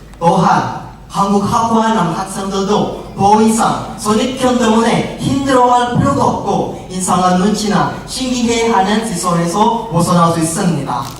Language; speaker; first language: Korean; non-native, fluent; Indonesian